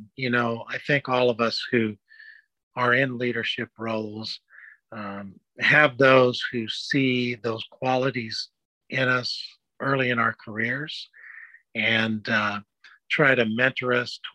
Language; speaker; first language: English; native; English